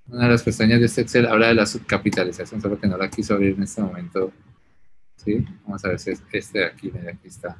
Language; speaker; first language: Spanish; native; Spanish